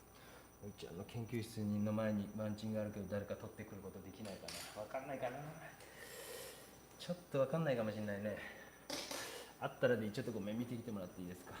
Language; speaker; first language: Japanese; native; Japanese